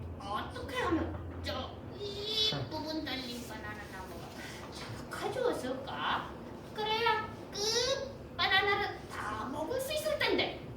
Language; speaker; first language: Korean; non-native, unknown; Filipino